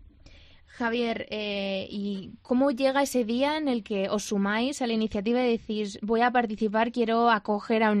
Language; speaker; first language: Spanish; native; Spanish